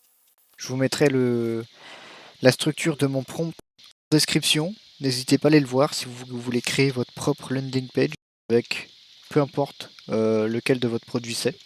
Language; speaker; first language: French; native; French